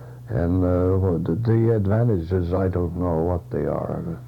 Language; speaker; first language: English; non-native, fluent; Swedish